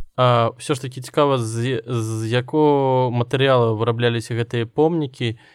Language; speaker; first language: Belarusian; non-native, local second language; Russian